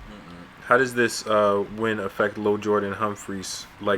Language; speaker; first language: English; native; English